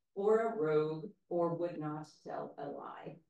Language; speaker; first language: English; native; English